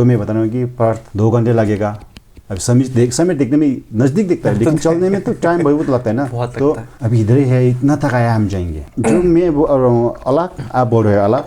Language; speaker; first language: Hindi; non-native, fluent; Sherpa